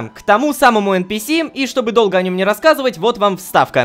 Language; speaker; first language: Russian; native; Russian